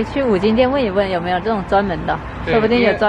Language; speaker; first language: Chinese; native; Chinese